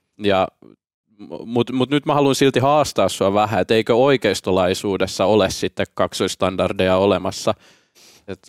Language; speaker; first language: Finnish; native; Finnish